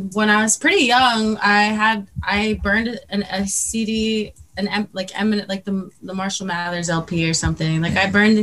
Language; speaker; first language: English; native; English